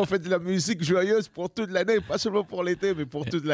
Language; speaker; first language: French; non-native, fluent; Spanish